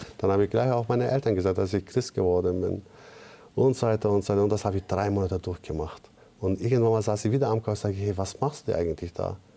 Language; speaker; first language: German; non-native, fluent; Turkish